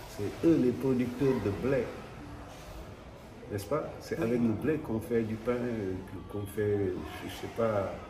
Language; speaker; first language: French; non-native, local second language; Wolof